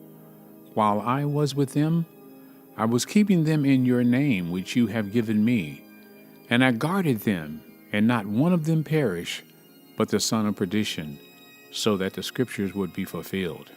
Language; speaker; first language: English; native; English